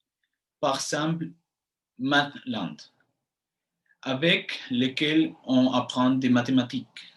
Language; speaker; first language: French; non-native, fluent; Spanish